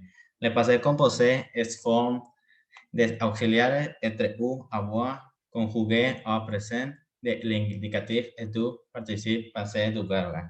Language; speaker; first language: French; non-native, learner; Spanish